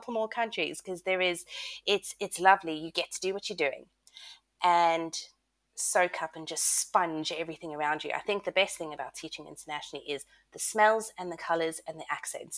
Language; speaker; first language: English; native; English